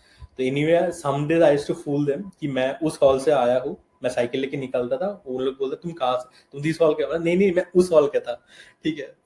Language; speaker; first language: Hindi; non-native, local second language; Bangla